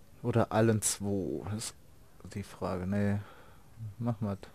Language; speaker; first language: German; native; German